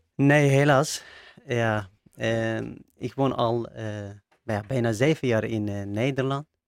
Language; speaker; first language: Dutch; non-native, learner; Turkish